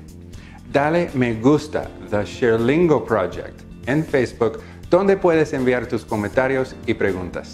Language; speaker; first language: Spanish; non-native, fluent; English